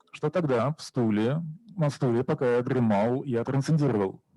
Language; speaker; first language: Russian; native; Russian